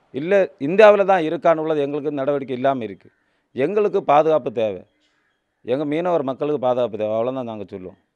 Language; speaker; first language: Tamil; native; Tamil